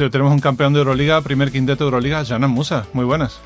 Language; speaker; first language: Spanish; native; Spanish